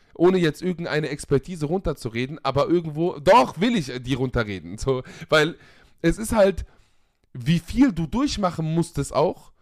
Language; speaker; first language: German; native; German